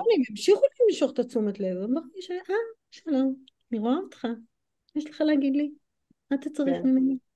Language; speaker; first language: Hebrew; non-native, fluent; English